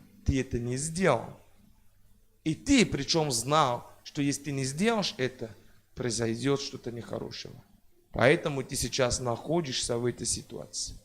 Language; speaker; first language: Russian; non-native, fluent; French